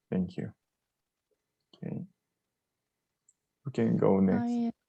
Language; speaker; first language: English; non-native, learner; Korean